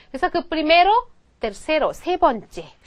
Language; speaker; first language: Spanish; non-native, fluent; Korean